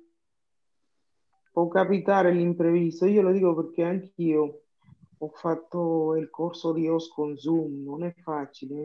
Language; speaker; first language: Italian; non-native, fluent; Spanish